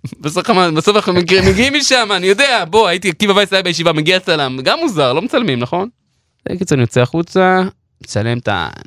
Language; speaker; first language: Hebrew; non-native, local second language; Yiddish